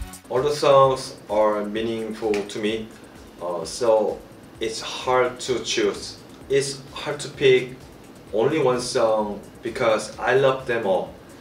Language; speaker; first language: English; non-native, learner; Korean